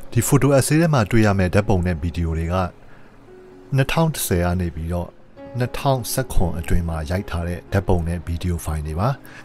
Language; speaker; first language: Burmese; native; Burmese